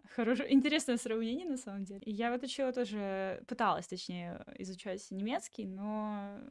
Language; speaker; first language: Russian; native; Russian